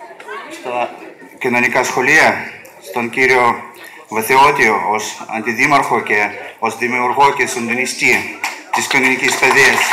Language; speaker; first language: Greek; non-native, learner; Russian